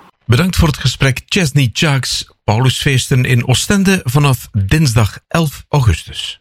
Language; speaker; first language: Dutch; native; Dutch